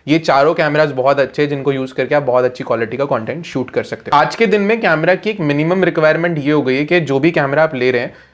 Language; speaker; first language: Hindi; native; Hindi